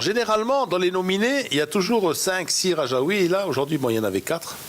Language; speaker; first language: French; non-native, local second language; Arabic